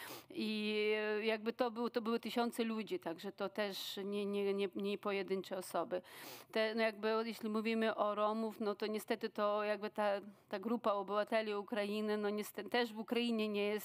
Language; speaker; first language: Polish; non-native, fluent; Ukrainian